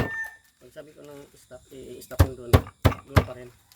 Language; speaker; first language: Filipino; non-native, local second language; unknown